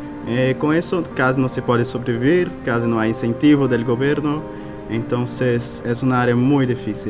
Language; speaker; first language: Spanish; non-native, fluent; Portuguese